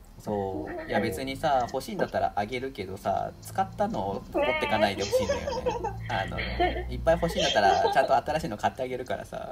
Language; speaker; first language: Japanese; native; Japanese